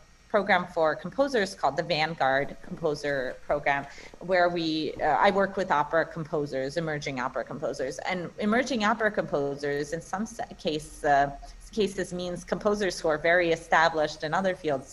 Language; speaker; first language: English; non-native, fluent; Russian